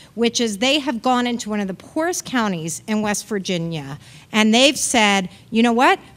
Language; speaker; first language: English; native; English